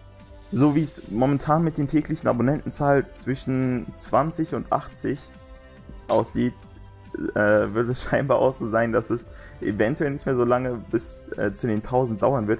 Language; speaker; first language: German; native; German